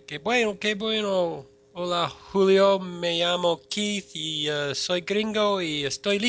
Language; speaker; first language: Spanish; non-native, fluent; English